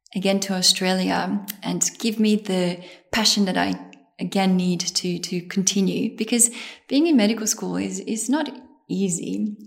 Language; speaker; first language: English; early bilingual, other home language; Bosnian